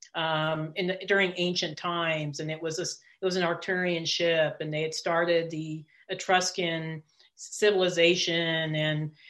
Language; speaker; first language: English; early bilingual, other home language; Italian